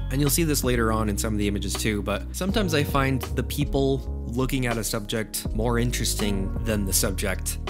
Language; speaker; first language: English; native; English